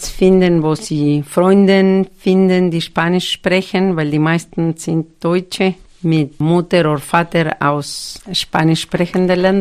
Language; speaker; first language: German; non-native, fluent; Spanish